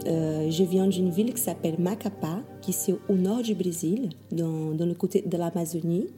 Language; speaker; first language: French; non-native, fluent; Portuguese